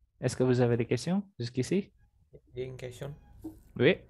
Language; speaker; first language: French; non-native, fluent; Indonesian